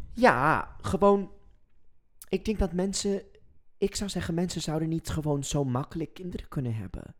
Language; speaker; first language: Dutch; non-native, fluent; English